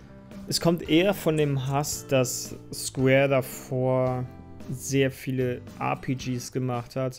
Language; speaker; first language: German; native; German